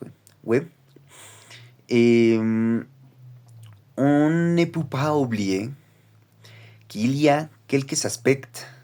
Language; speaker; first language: French; non-native, learner; Spanish